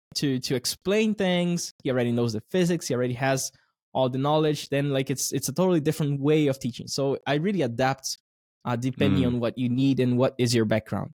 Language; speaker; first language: English; non-native, fluent; Portuguese